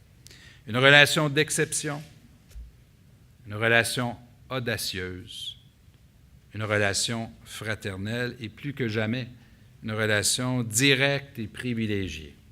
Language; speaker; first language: French; native; French